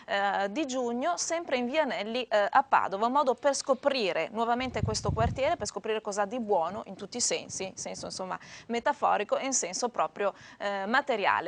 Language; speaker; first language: Italian; native; Italian